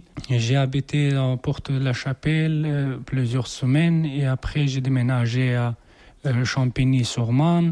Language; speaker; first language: French; non-native, learner; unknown